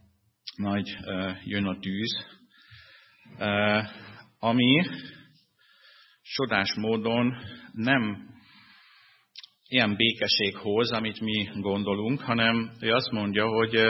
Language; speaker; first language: Hungarian; non-native, fluent; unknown